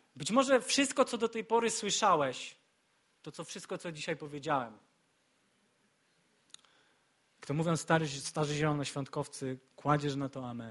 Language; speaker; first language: Polish; native; Polish